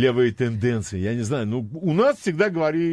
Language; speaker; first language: Russian; native; Russian